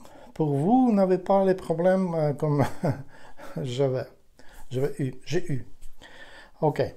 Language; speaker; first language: French; non-native, fluent; Ukrainian